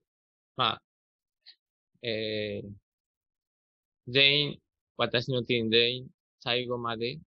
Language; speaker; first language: Japanese; non-native, learner; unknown